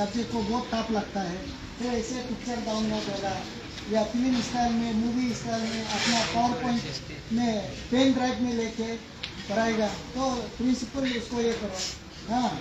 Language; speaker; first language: Hindi; non-native, local second language; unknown